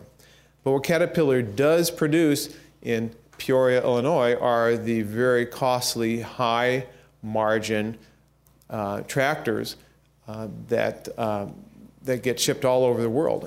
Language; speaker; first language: English; native; English